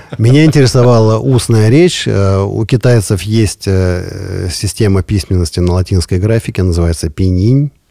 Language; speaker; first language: Russian; native; Russian